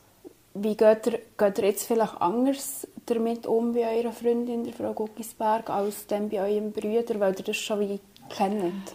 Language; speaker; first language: German; native; German